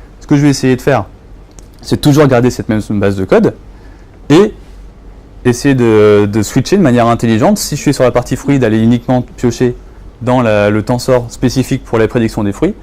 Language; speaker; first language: French; native; French